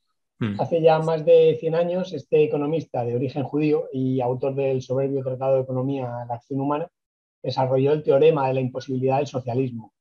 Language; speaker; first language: Spanish; native; Spanish